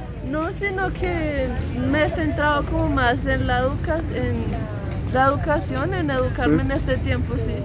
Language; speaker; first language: Spanish; native; Spanish